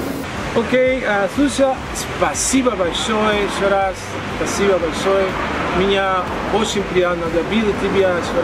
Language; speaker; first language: Russian; non-native, learner; Spanish